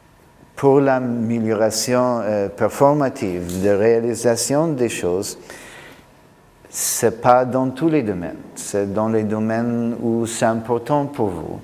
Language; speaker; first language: French; non-native, fluent; English